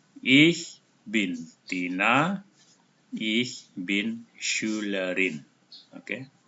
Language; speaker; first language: German; non-native, fluent; Indonesian